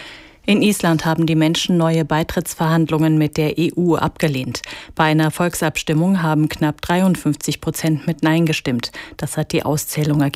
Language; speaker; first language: German; native; German